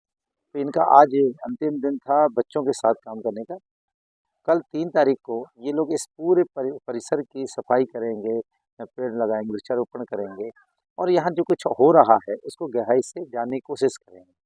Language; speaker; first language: Hindi; native; Hindi